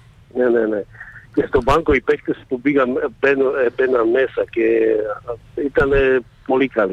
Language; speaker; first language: Greek; non-native, fluent; Slovak